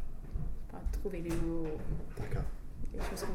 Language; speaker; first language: French; non-native, fluent; English